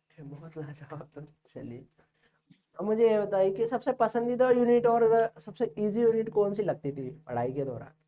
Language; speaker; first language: Hindi; native; Hindi